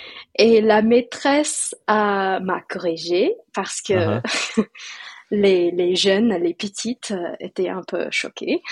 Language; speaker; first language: French; non-native, fluent; English